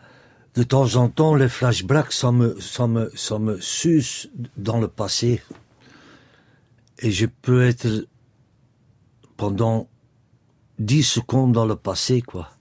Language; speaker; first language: French; non-native, local second language; Dutch